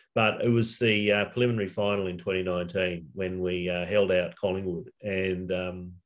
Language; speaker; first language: English; native; English